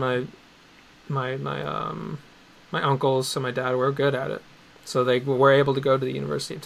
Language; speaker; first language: English; native; English